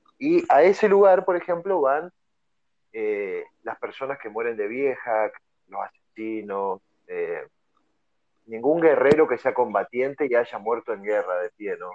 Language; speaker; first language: Spanish; native; Spanish